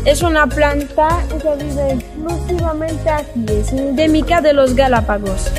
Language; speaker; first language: Spanish; non-native, fluent; French